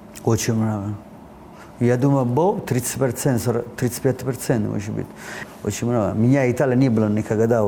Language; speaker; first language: Russian; non-native, learner; Italian